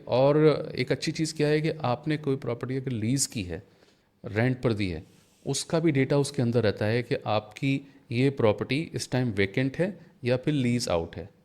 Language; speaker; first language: Hindi; native; Hindi